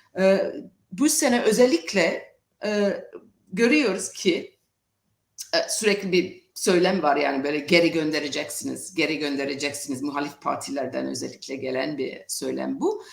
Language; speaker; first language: Turkish; non-native, fluent; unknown